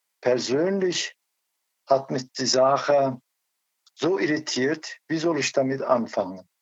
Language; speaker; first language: German; non-native, learner; Turkish